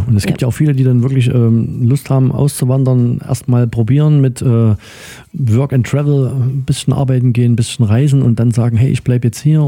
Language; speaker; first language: German; native; German